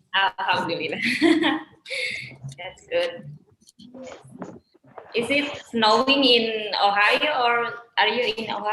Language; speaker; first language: English; non-native, fluent; Indonesian